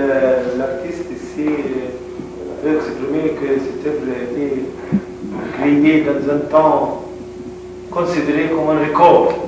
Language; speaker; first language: French; non-native, learner; Arabic